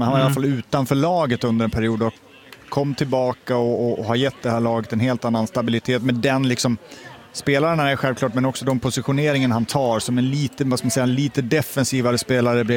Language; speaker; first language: Swedish; native; Swedish